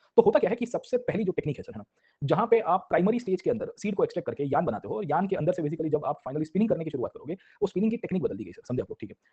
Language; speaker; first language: Hindi; non-native, local second language; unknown